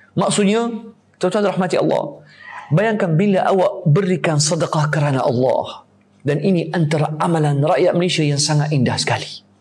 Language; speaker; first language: Malay; native; Malay